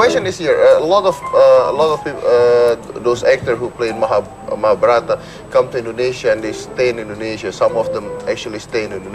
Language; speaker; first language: English; non-native, learner; Indonesian